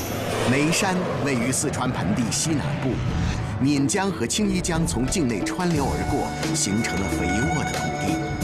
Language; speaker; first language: Chinese; native; Chinese